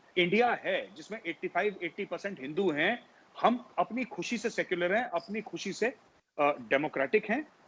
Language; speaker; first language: Hindi; native; Hindi